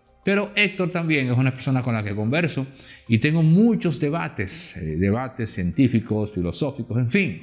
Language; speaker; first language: Spanish; native; Spanish